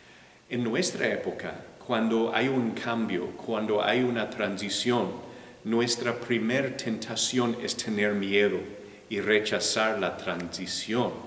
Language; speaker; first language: Spanish; non-native, fluent; English